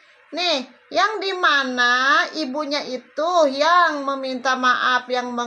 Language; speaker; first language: Indonesian; native; Indonesian